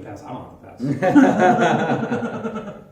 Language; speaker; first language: English; native; English